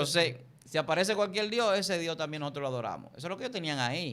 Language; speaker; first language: Spanish; native; Spanish